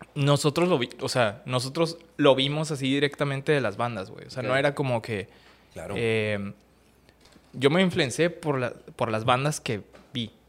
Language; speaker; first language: Spanish; native; Spanish